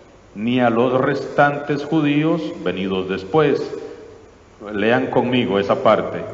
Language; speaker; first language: Spanish; native; Spanish